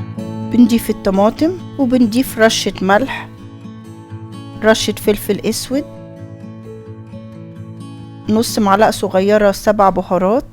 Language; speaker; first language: Arabic; native; Arabic